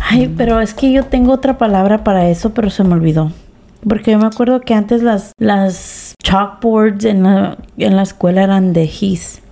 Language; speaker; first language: Spanish; early bilingual, heritage; Spanish